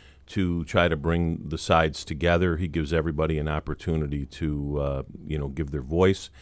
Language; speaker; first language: English; native; English